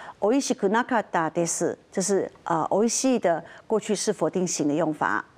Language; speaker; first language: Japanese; non-native, fluent; Chinese